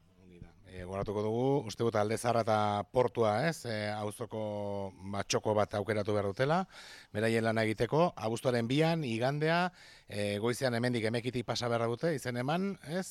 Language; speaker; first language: Basque; native; Basque